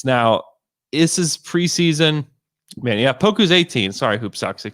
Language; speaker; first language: English; native; English